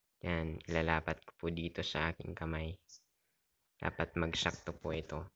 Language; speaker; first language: Filipino; native; Filipino